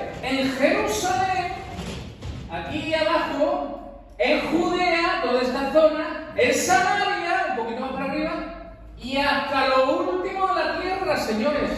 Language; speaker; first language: Spanish; native; Spanish